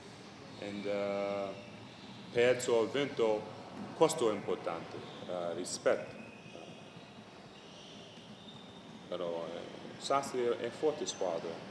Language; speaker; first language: Italian; non-native, learner; English